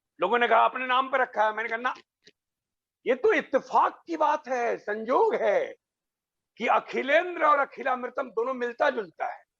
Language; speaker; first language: Hindi; non-native, local second language; Bhojpuri